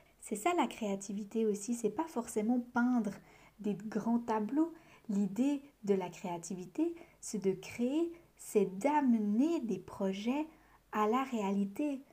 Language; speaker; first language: French; native; French